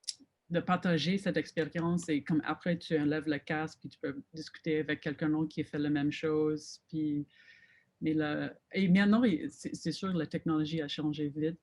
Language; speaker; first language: French; non-native, fluent; English